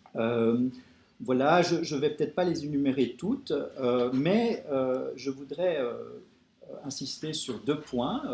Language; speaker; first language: French; native; French